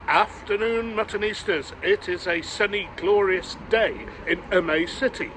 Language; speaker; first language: English; native; English